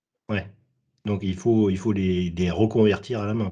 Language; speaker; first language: French; native; French